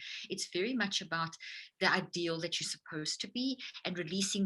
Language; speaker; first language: English; native; English